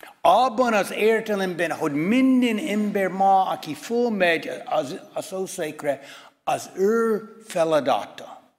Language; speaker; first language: Hungarian; non-native, fluent; English